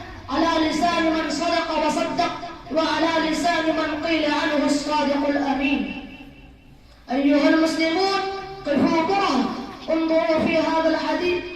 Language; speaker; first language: Arabic; non-native, fluent; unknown